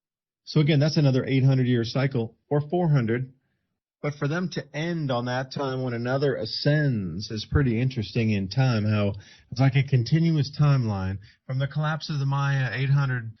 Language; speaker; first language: English; native; English